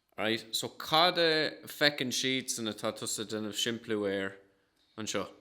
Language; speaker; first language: Irish; non-native, local second language; English